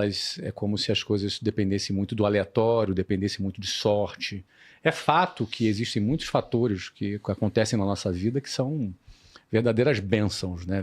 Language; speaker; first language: Portuguese; native; Portuguese